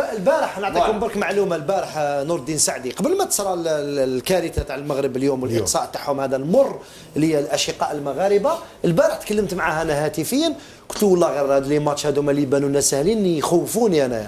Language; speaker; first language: Arabic; native; Arabic